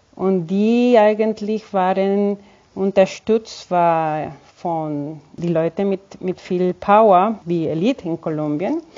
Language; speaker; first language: German; non-native, fluent; Spanish